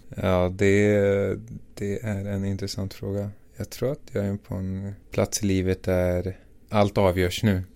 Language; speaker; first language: Swedish; native; Swedish